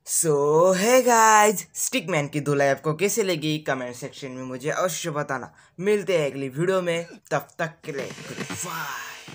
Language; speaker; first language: Hindi; non-native, local second language; Marathi